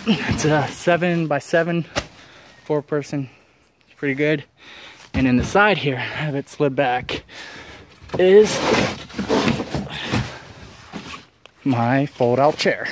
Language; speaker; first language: English; native; English